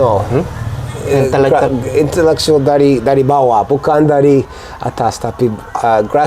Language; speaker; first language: Indonesian; non-native, fluent; English